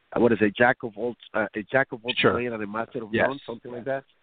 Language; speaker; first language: English; non-native, fluent; Spanish